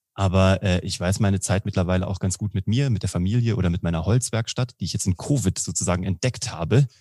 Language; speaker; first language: German; native; German